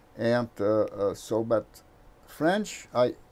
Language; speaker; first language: English; non-native, fluent; Portuguese